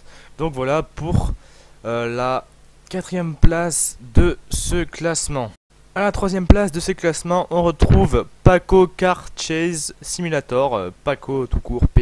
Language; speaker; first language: French; native; French